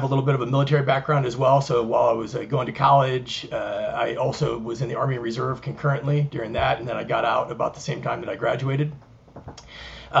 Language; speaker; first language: English; native; English